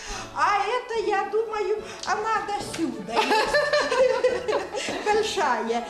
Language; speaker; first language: Russian; non-native, local second language; Lithuanian